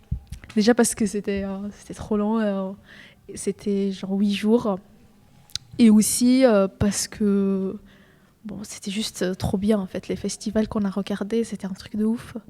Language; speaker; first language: French; non-native, fluent; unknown